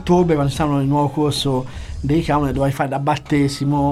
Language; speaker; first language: Italian; native; Italian